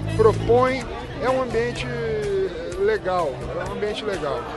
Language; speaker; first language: Portuguese; native; Portuguese